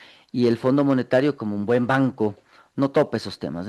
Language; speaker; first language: Spanish; native; Spanish